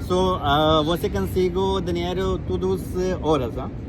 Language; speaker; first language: Portuguese; non-native, learner; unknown